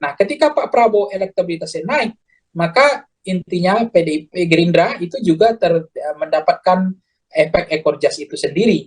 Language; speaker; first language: Indonesian; native; Indonesian